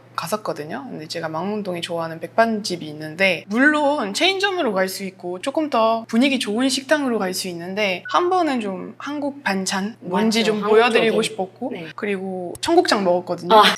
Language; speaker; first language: Korean; non-native, fluent; French